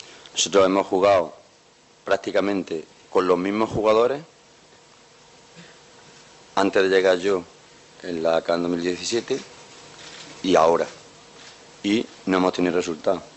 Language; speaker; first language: Spanish; native; Spanish